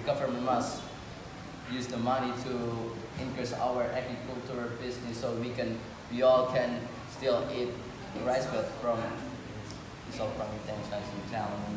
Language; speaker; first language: English; non-native, learner; Indonesian